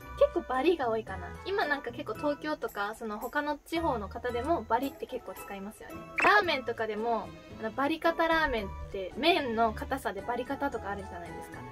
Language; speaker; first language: Japanese; native; Japanese